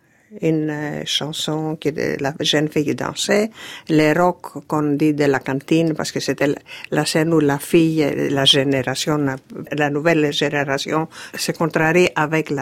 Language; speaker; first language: French; non-native, fluent; Greek